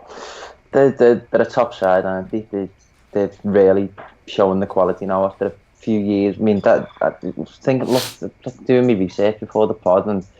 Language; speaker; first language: English; native; English